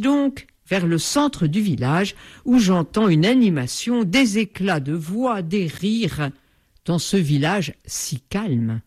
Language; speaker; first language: French; native; French